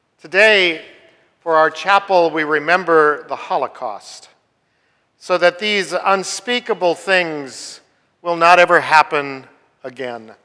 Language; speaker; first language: English; native; English